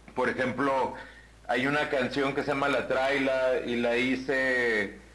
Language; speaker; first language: Spanish; native; Spanish